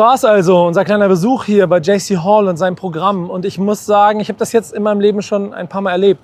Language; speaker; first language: German; native; German